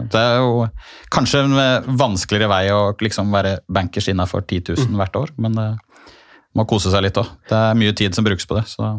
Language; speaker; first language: Norwegian; native; Norwegian